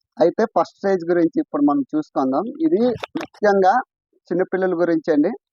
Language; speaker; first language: Telugu; non-native, local second language; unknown